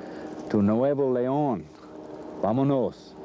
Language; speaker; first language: Spanish; non-native, learner; English